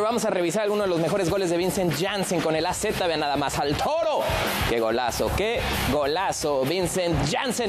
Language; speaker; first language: Spanish; native; Spanish